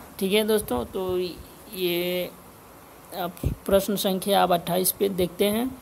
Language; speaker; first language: Hindi; native; Hindi